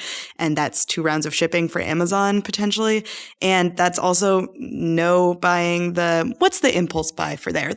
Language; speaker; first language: English; native; English